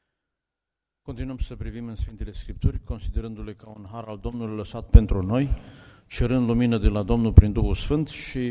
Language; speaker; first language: Romanian; native; Romanian